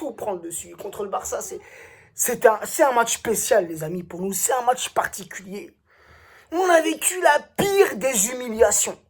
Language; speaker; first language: French; native; French